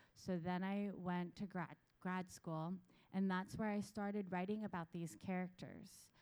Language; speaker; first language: English; early bilingual, other home language; Korean